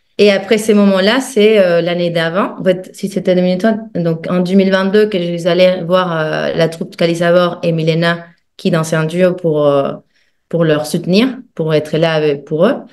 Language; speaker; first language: French; non-native, fluent; Spanish